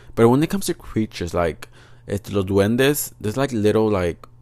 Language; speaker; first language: English; early bilingual, other home language; Spanish